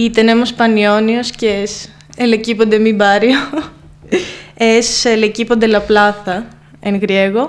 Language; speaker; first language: Spanish; non-native, fluent; Greek